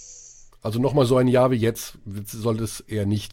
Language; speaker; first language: German; native; German